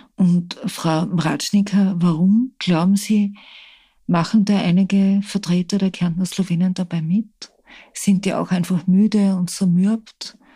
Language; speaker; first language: German; native; German